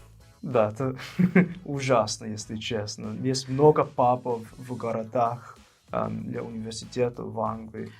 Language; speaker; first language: Russian; non-native, fluent; English